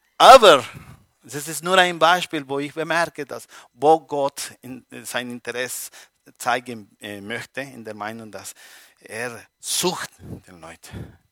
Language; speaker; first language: German; non-native, learner; Spanish